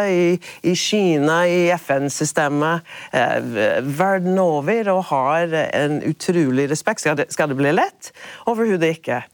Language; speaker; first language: Norwegian; non-native, fluent; English